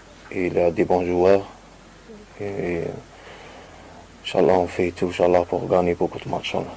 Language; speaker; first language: French; non-native, learner; Arabic